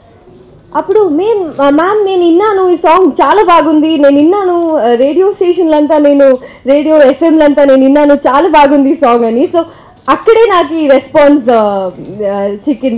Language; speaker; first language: Telugu; non-native, fluent; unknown